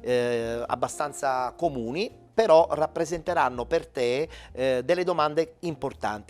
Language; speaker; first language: Italian; native; Italian